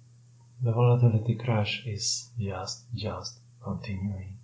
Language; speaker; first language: English; non-native, fluent; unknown